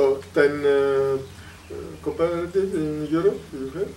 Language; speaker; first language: English; non-native, learner; Greek